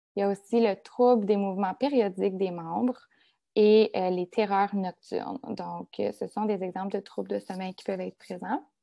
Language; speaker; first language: French; native; French